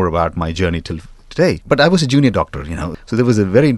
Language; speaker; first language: English; non-native, local second language; Tamil